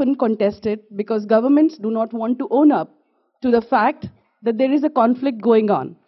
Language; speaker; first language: English; non-native, local second language; Kashmiri